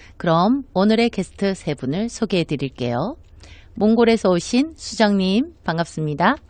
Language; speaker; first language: Korean; native; Korean